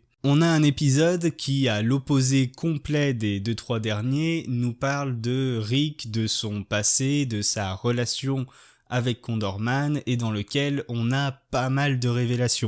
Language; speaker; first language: French; native; French